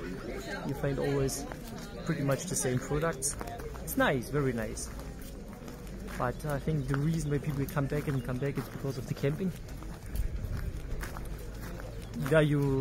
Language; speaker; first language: English; non-native, fluent; German